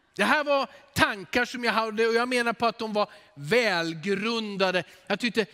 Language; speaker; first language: Swedish; native; Swedish